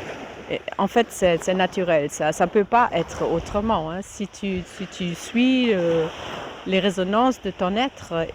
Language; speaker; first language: French; non-native, fluent; German